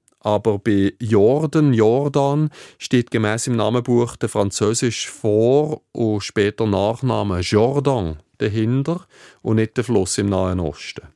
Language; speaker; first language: German; native; German